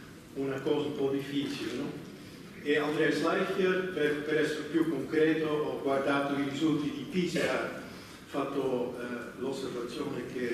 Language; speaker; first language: Italian; non-native, fluent; Dutch